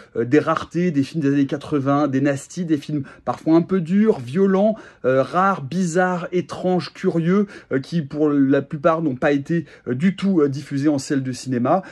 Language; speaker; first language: French; native; French